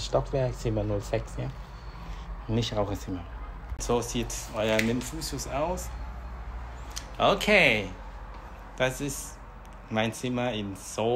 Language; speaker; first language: German; non-native, fluent; Vietnamese